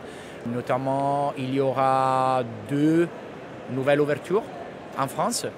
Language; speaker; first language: French; non-native, fluent; Italian